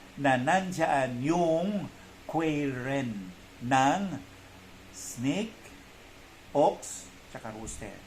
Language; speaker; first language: Filipino; native; Filipino